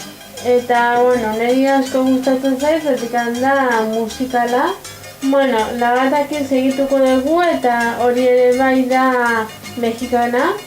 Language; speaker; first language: Basque; non-native, local second language; Spanish